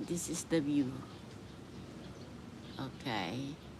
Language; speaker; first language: English; non-native, local second language; Filipino